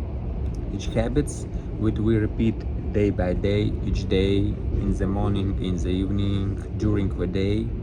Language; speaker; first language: English; non-native, learner; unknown